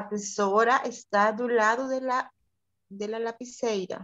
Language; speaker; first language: Portuguese; non-native, learner; Spanish